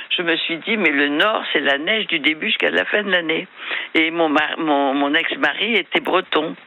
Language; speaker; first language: French; native; French